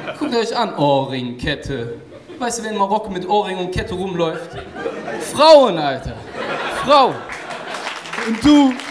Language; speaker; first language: German; native; German